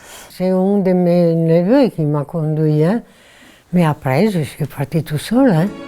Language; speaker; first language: French; non-native, learner; Italian